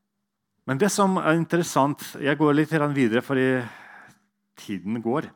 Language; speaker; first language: Norwegian; non-native, fluent; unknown